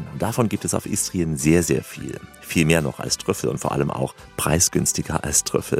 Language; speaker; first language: German; native; German